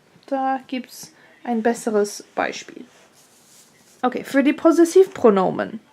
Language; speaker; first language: German; non-native, fluent; English